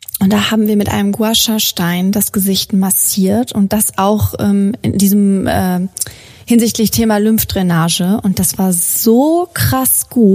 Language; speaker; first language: German; native; German